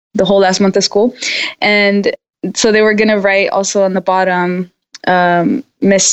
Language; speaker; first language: English; native; English